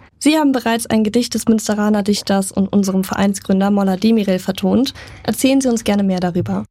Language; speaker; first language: German; native; German